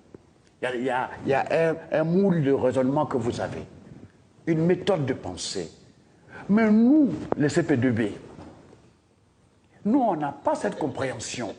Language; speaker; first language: French; non-native, local second language; Dyula